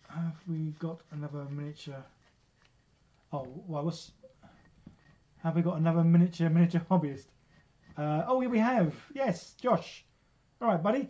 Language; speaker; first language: English; native; English